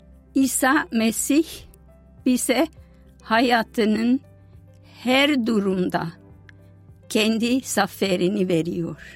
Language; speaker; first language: Turkish; non-native, fluent; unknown